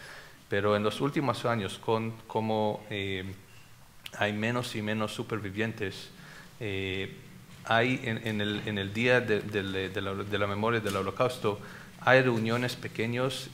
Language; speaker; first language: Spanish; non-native, fluent; Hebrew